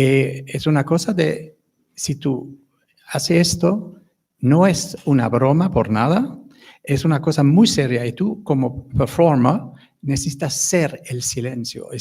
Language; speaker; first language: Spanish; non-native, fluent; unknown